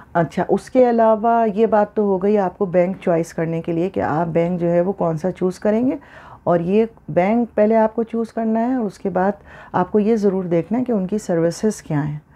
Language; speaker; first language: Urdu; native; Urdu